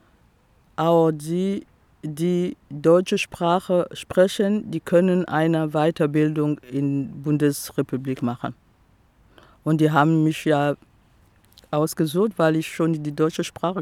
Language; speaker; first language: German; non-native, fluent; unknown